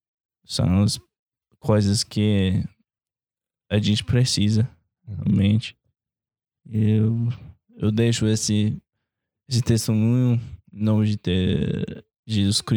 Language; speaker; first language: Portuguese; non-native, learner; English